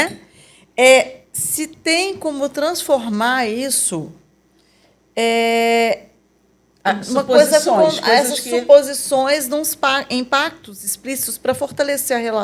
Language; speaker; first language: Portuguese; native; Portuguese